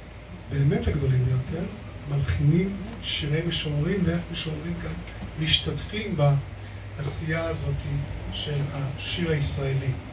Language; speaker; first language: Hebrew; native; Hebrew